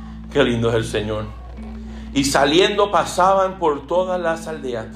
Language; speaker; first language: Spanish; early bilingual, heritage; Spanish